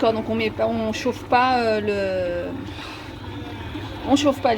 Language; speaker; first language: French; native; French